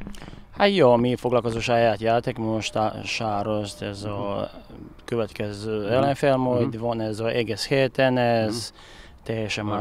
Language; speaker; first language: Hungarian; non-native, learner; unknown